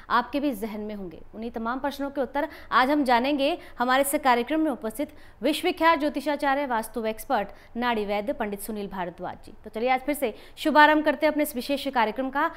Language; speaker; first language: Hindi; native; Hindi